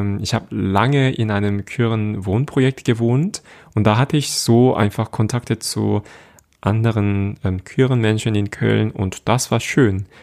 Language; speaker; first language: German; non-native, fluent; Korean